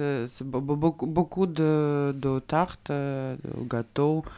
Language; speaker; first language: French; non-native, learner; Russian